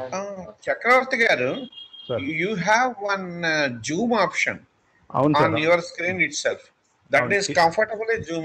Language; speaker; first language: English; non-native, local second language; Telugu